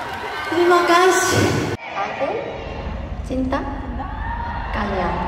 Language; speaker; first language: Indonesian; non-native, learner; Korean